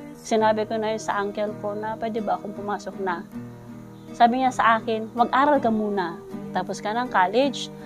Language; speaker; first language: Filipino; native; Filipino